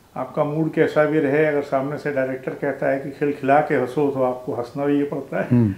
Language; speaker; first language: Hindi; native; Hindi